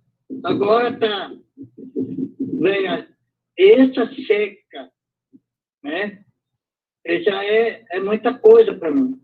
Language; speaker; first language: Portuguese; non-native, local second language; Guarani